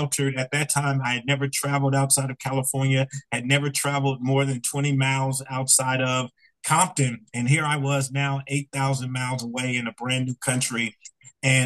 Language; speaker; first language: English; native; English